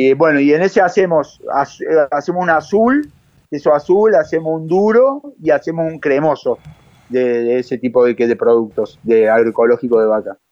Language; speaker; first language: Spanish; native; Spanish